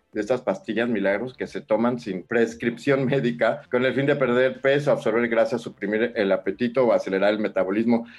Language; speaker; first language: Spanish; native; Spanish